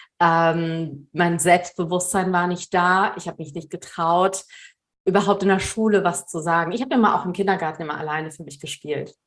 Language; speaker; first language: German; early bilingual, other home language; Tamil